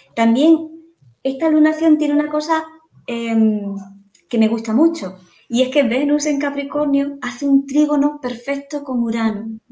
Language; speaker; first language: Spanish; native; Spanish